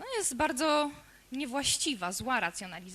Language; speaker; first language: Polish; native; Polish